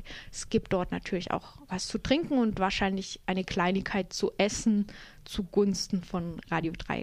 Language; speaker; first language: German; native; German